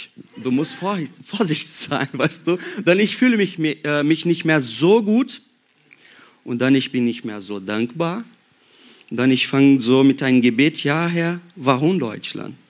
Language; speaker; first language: German; non-native, fluent; Portuguese